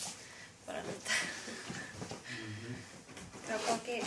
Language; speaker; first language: Swedish; native; Swedish